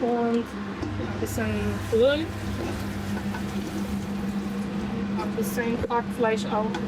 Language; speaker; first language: German; non-native, learner; Spanish